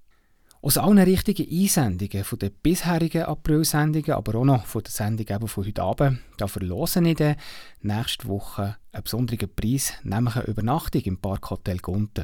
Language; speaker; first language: German; native; German